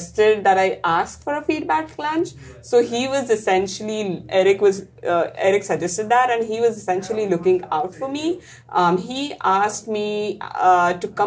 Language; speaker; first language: English; non-native, local second language; Marathi